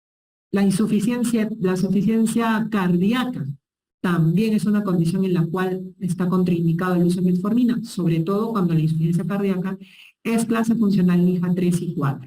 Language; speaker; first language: Spanish; native; Spanish